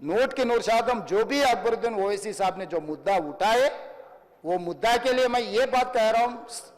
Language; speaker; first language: Hindi; non-native, local second language; Telugu